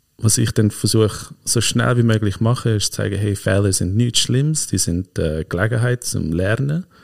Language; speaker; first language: German; early bilingual, heritage; German